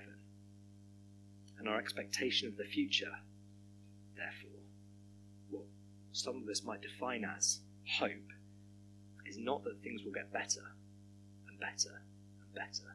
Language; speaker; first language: English; native; English